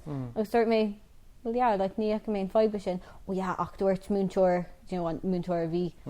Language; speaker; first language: Irish; non-native, local second language; English